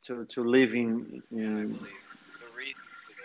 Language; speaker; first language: English; non-native, fluent; Portuguese